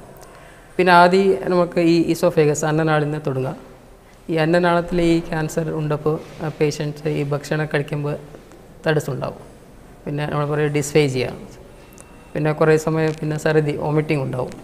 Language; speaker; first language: Malayalam; non-native, fluent; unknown